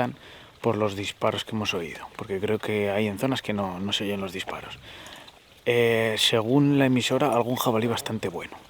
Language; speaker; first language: Spanish; native; Spanish